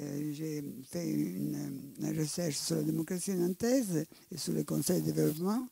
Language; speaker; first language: French; non-native, learner; Italian